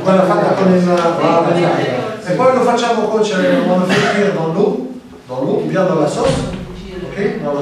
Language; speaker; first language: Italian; non-native, learner; Arabic